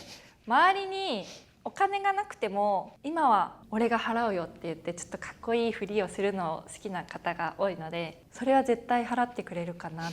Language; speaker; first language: Japanese; native; Japanese